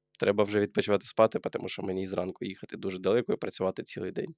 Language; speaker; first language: Ukrainian; non-native, local second language; Russian